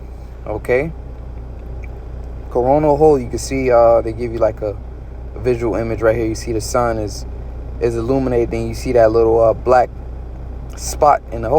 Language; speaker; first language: English; native; English